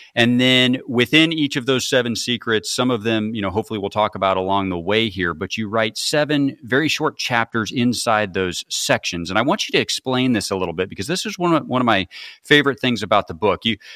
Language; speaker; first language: English; native; English